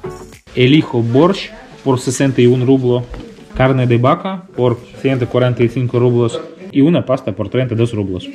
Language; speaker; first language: Spanish; non-native, fluent; Russian